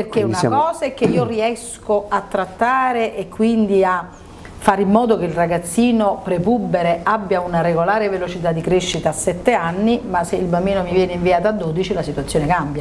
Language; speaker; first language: Italian; native; Italian